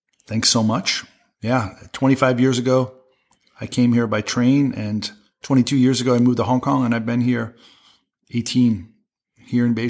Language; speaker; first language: English; native; English